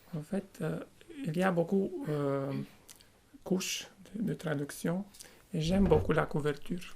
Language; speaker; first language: French; non-native, fluent; Romanian